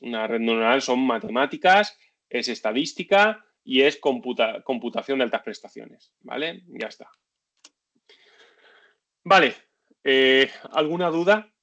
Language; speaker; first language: Spanish; native; Spanish